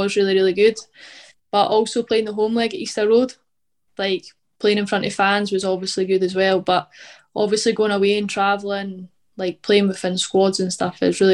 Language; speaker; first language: English; native; English